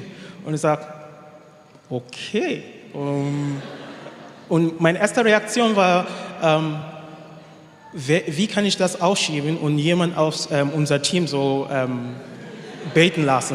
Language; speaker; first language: German; non-native, learner; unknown